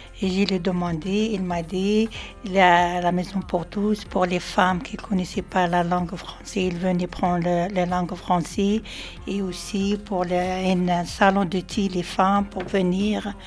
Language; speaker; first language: French; non-native, learner; Arabic